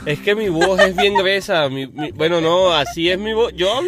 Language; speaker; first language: Spanish; native; Spanish